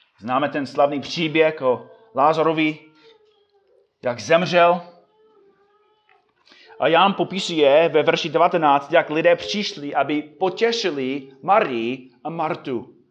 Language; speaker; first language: Czech; non-native, fluent; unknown